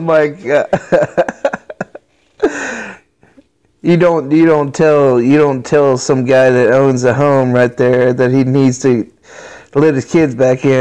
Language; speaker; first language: English; native; English